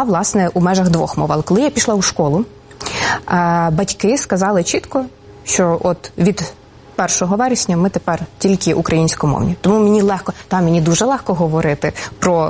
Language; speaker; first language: Ukrainian; native; Ukrainian